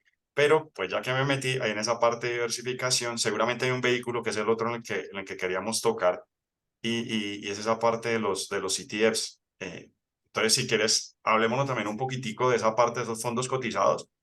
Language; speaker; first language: Spanish; native; Spanish